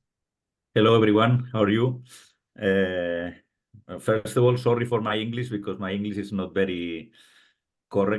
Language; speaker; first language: English; non-native, fluent; Spanish